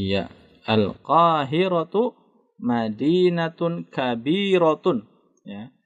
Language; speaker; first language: Arabic; non-native, fluent; Indonesian